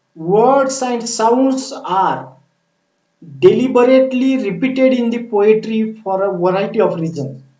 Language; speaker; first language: English; non-native, local second language; Marathi